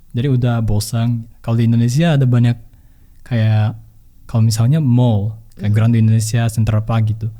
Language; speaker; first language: Indonesian; non-native, fluent; Japanese